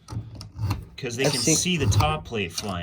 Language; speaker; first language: English; native; English